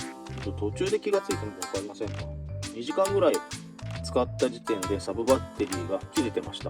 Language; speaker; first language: Japanese; native; Japanese